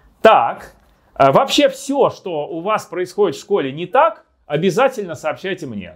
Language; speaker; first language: Russian; native; Russian